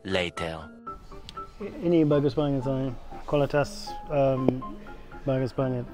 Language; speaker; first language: Indonesian; non-native, learner; English